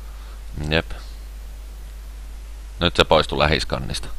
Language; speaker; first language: Finnish; native; Finnish